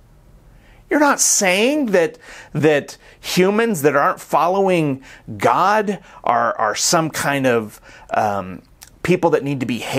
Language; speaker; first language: English; native; English